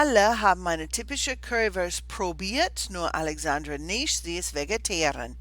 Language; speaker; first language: German; non-native, fluent; English